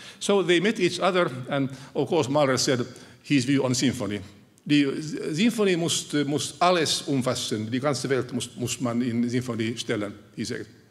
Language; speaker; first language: English; non-native, fluent; Finnish